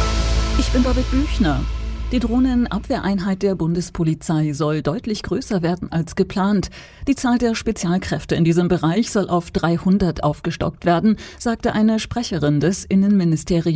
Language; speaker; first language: German; native; German